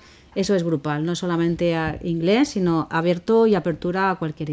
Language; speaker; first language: Spanish; native; Spanish